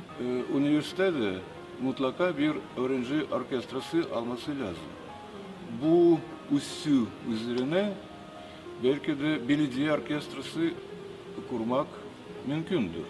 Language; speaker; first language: Turkish; non-native, fluent; Russian